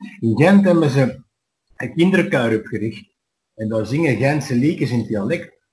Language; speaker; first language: Dutch; native; Dutch